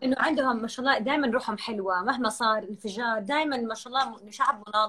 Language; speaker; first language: Arabic; native; Arabic